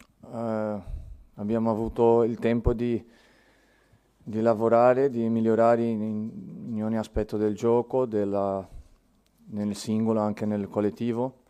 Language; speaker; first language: Italian; non-native, fluent; Portuguese